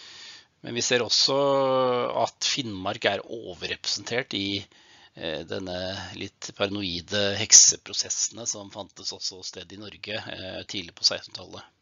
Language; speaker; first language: Norwegian; native; Norwegian